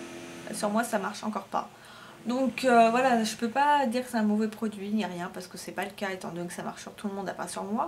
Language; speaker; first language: French; native; French